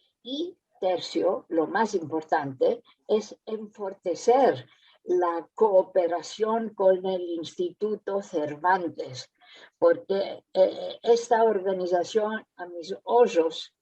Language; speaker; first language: Spanish; early bilingual, heritage; Spanish